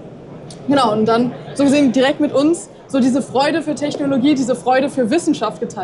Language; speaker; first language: German; native; German